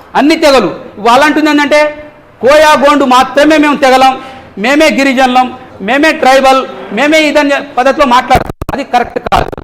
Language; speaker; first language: Telugu; non-native, local second language; Lambadi